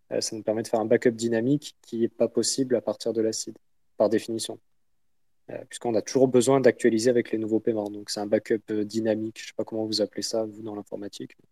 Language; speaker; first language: French; native; French